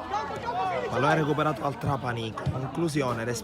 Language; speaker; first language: Italian; native; Italian